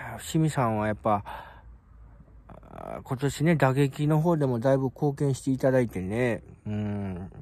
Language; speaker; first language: Japanese; native; Japanese